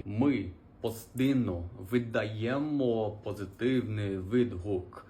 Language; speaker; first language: Ukrainian; non-native, fluent; English